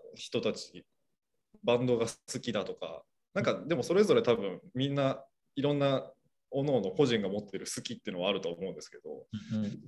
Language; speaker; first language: Japanese; native; Japanese